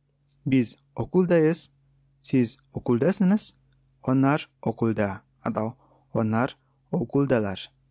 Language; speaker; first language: Turkish; non-native, fluent; Indonesian